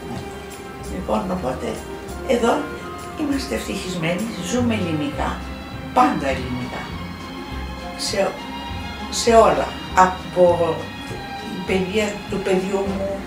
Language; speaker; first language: Greek; early bilingual, heritage; Greek